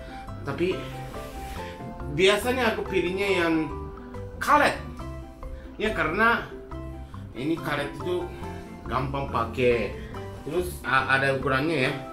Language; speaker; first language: Indonesian; non-native, fluent; Japanese